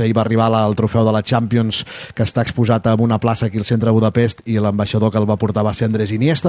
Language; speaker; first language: Catalan; native; Catalan